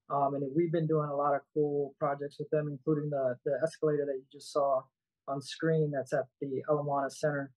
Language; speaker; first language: English; native; English